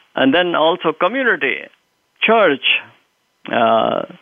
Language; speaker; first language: English; non-native, local second language; Urdu